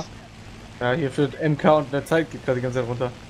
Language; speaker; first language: German; native; German